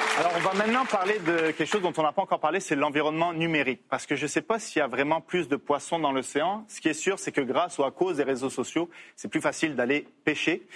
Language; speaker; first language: French; native; French